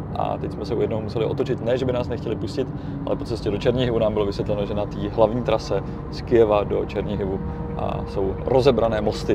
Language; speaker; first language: Czech; native; Czech